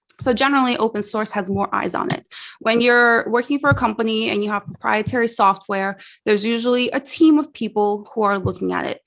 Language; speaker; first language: English; early bilingual, other home language; Russian